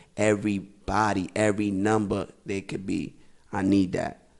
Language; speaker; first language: English; early bilingual, other home language; Spanish